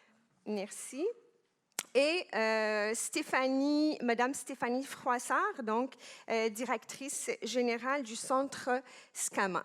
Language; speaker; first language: French; non-native, local second language; Arabic